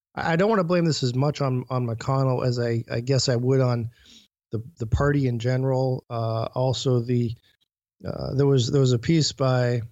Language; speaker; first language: English; native; English